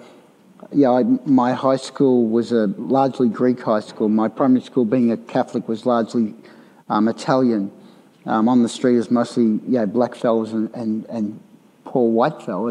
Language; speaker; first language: English; native; English